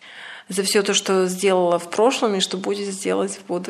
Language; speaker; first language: Russian; non-native, fluent; Serbian